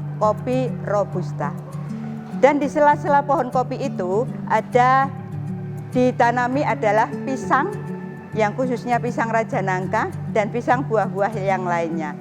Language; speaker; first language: Indonesian; non-native, local second language; Javanese